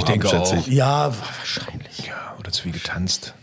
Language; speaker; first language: German; native; German